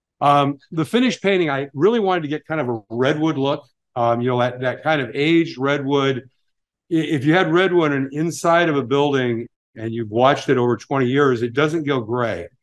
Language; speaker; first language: English; native; English